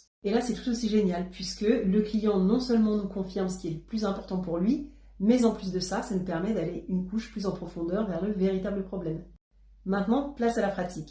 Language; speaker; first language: French; native; French